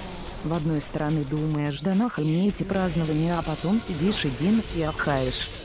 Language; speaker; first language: Russian; native; Russian